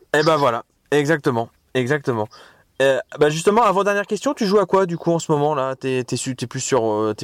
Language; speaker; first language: French; native; French